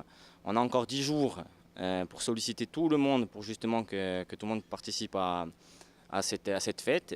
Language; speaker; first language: French; native; French